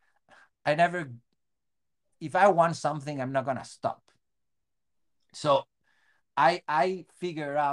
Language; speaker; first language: English; non-native, fluent; Spanish